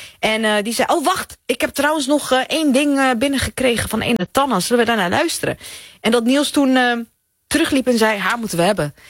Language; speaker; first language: Dutch; early bilingual, other home language; Persian